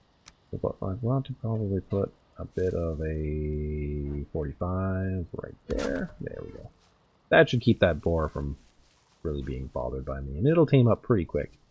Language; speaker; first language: English; native; English